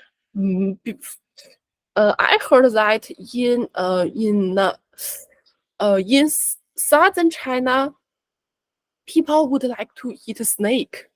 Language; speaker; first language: English; non-native, learner; Chinese